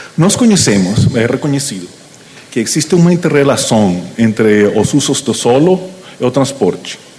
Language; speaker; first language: Portuguese; non-native, learner; Spanish